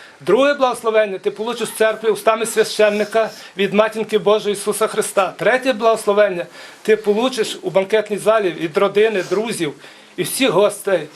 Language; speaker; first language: Ukrainian; native; Ukrainian